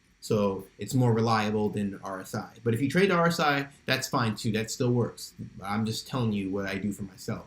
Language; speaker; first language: English; native; English